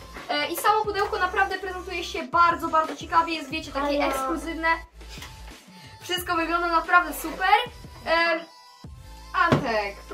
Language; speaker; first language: Polish; native; Polish